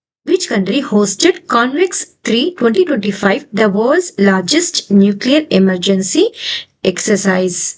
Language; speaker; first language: English; non-native, local second language; Telugu